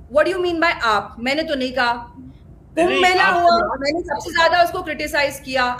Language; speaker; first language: Hindi; native; Hindi